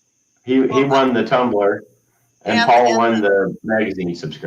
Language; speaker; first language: English; native; English